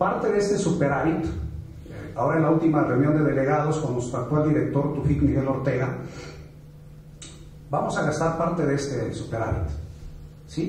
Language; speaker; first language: Spanish; native; Spanish